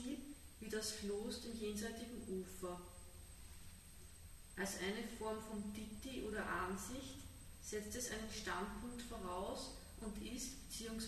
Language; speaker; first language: German; native; German